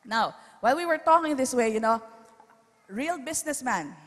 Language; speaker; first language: English; non-native, local second language; Filipino